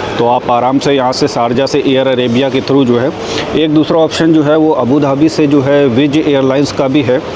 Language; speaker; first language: Hindi; native; Hindi